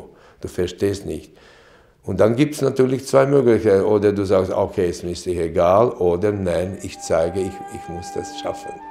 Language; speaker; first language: German; non-native, fluent; Latvian